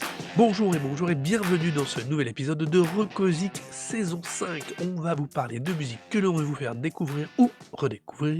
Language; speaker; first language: French; native; French